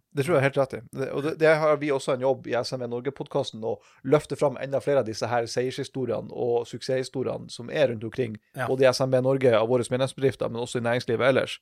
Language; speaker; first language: Norwegian; native; Norwegian